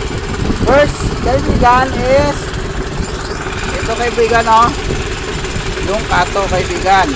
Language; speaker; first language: Filipino; non-native, local second language; Cebuano